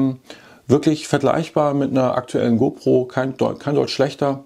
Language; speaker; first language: German; native; German